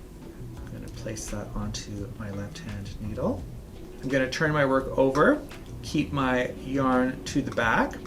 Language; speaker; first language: English; native; English